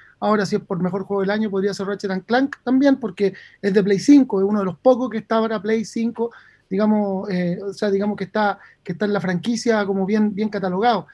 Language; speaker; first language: Spanish; native; Spanish